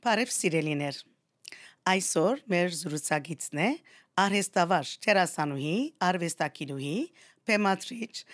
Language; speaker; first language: Armenian; early bilingual, heritage; Armenian